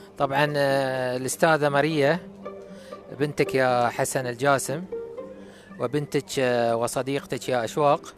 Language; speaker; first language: Arabic; native; Arabic